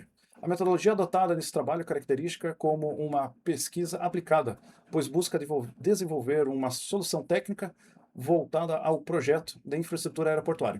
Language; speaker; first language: Portuguese; native; Portuguese